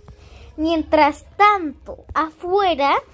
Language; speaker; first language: Spanish; native; Spanish